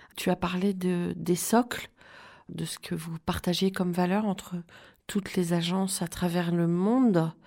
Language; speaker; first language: French; native; French